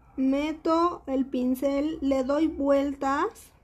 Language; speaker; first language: Spanish; native; Spanish